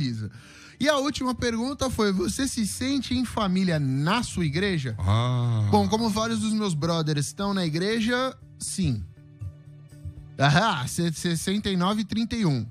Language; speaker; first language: Portuguese; native; Portuguese